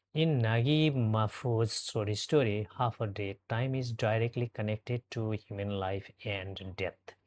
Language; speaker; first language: English; non-native, local second language; Nepali